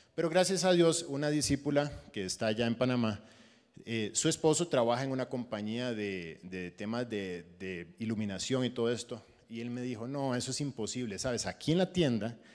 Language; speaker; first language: Spanish; native; Spanish